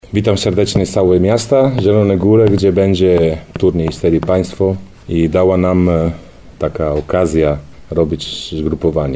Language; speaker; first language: Polish; non-native, learner; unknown